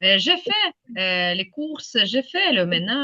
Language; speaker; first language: French; non-native, fluent; Ukrainian